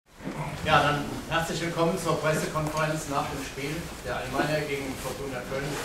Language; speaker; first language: German; native; German